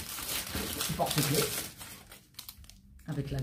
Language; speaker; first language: French; native; French